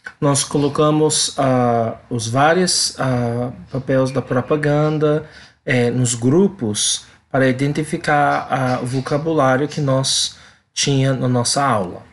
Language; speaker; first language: Portuguese; non-native, learner; English